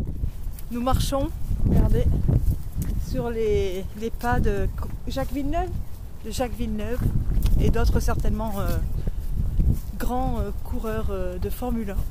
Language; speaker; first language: French; native; French